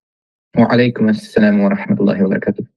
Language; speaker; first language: Arabic; non-native, learner; Polish